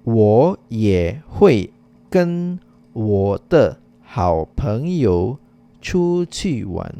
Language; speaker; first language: Chinese; non-native, fluent; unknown